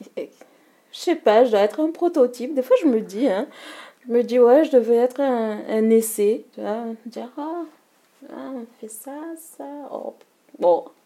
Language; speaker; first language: French; early bilingual, other home language; Malagasy